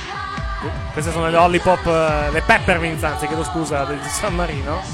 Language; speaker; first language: Italian; native; Italian